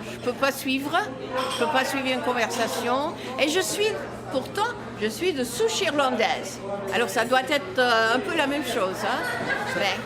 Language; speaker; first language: French; non-native, fluent; English